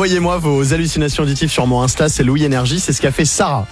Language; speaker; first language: French; native; French